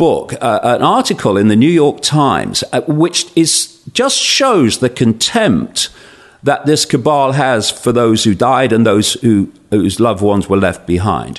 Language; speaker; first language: English; native; English